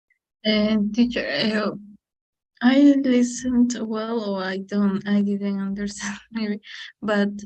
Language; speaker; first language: English; non-native, learner; Spanish